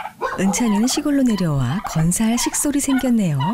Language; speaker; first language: Korean; native; Korean